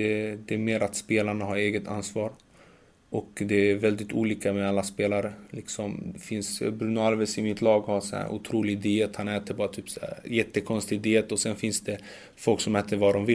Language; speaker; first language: Swedish; early bilingual, other home language; Macedonian